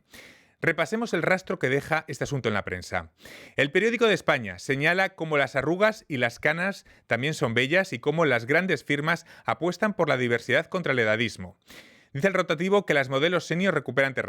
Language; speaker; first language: Spanish; native; Spanish